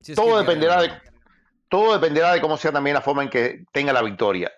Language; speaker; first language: Spanish; native; Spanish